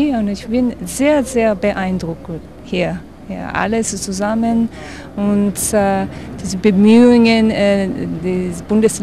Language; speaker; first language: German; non-native, fluent; English